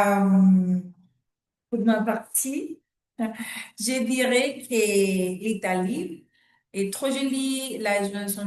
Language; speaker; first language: French; non-native, learner; Spanish